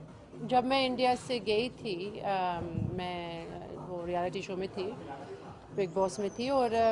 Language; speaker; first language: Hindi; early bilingual, heritage; English